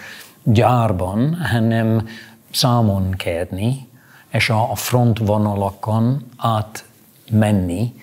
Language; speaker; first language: Hungarian; non-native, fluent; English